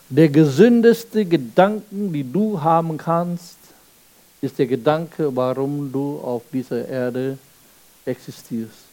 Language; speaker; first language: German; non-native, fluent; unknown